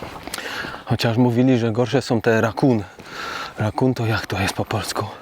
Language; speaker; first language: Polish; native; Polish